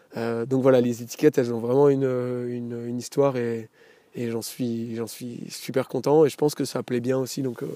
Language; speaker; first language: French; native; French